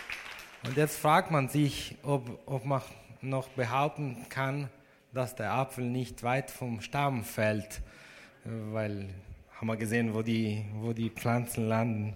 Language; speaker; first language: German; non-native, fluent; Italian